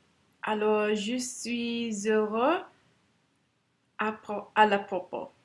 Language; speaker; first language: French; non-native, learner; English